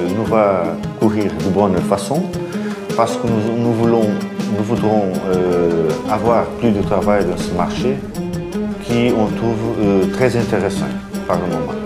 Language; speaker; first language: French; non-native, fluent; Portuguese